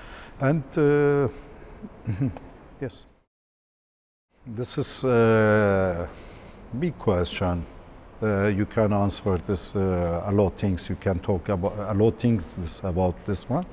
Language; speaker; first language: English; non-native, learner; Turkish